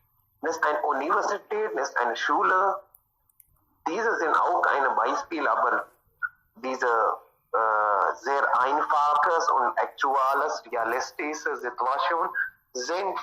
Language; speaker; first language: German; non-native, learner; Hindi